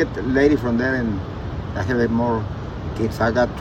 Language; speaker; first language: English; non-native, learner; Spanish